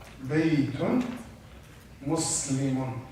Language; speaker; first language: Arabic; non-native, fluent; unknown